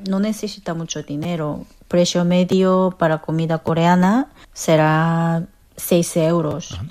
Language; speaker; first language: Spanish; non-native, fluent; Korean